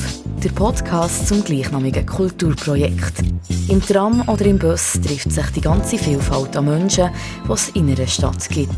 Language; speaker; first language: German; native; German